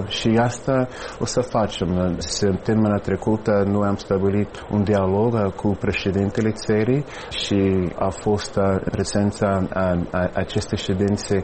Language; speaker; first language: Romanian; non-native, fluent; English